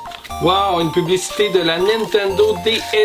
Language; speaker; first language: French; native; French